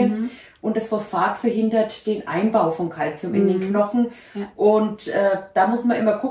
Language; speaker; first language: German; native; German